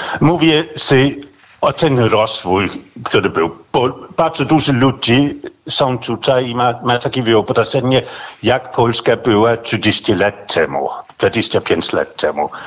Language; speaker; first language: Polish; non-native, fluent; Danish